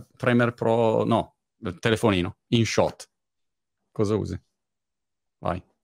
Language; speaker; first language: Italian; native; Italian